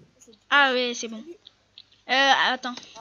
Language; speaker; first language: French; native; French